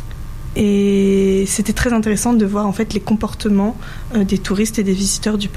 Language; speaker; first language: French; native; French